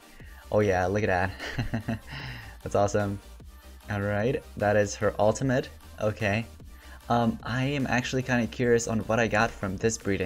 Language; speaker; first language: English; native; English